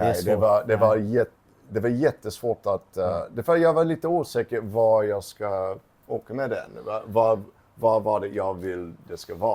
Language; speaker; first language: Swedish; non-native, fluent; English